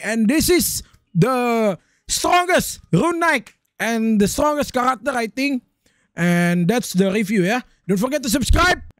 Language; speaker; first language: English; non-native, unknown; Indonesian